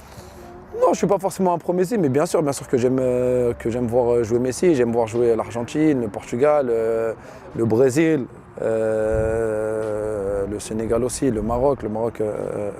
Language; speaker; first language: French; early bilingual, other home language; Arabic